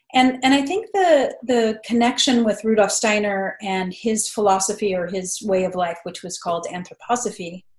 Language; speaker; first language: English; native; English